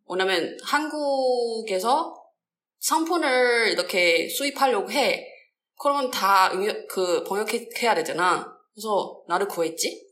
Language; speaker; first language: Korean; non-native, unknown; Chinese